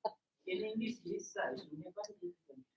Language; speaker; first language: English; non-native, learner; Nepali